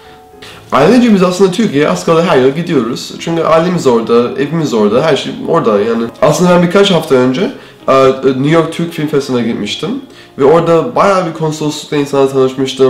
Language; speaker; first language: Turkish; early bilingual, heritage; Turkish